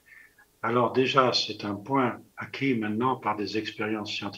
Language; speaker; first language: French; native; French